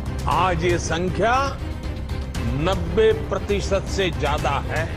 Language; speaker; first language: Hindi; non-native, local second language; Gujarati